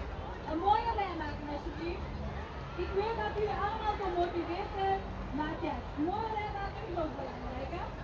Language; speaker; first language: Dutch; non-native, learner; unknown